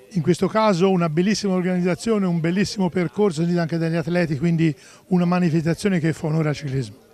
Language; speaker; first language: Italian; native; Italian